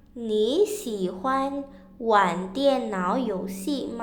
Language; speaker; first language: Chinese; non-native, fluent; Indonesian